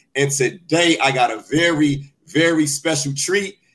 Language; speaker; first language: English; native; English